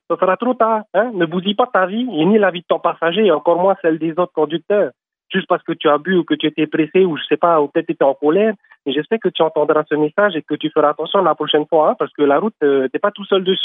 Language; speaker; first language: French; native; French